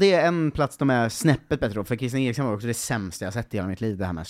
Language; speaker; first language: Swedish; native; Swedish